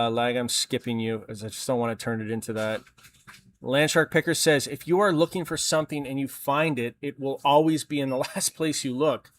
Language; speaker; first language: English; native; English